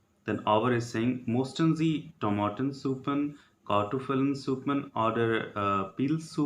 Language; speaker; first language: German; non-native, learner; Hindi